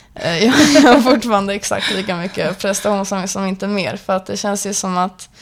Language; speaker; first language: Swedish; native; Swedish